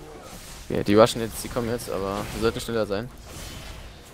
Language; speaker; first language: German; native; German